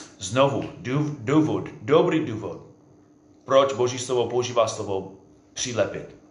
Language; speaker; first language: Czech; non-native, fluent; English